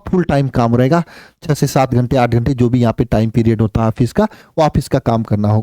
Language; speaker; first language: Hindi; native; Hindi